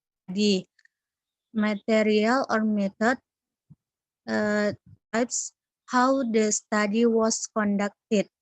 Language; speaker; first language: English; non-native, learner; Indonesian